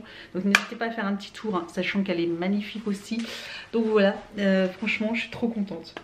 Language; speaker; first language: French; native; French